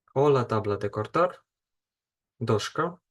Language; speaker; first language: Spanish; non-native, fluent; Ukrainian